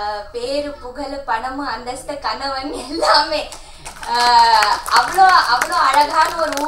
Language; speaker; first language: Tamil; non-native, local second language; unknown